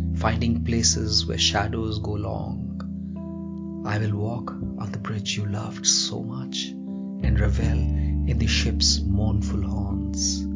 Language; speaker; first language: English; non-native, local second language; Hindi